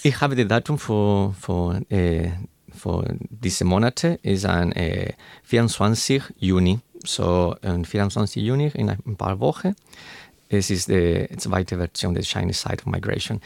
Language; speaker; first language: German; non-native, learner; Spanish